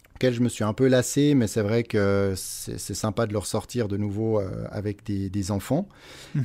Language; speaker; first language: French; native; French